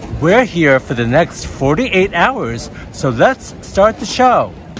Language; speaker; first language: English; native; English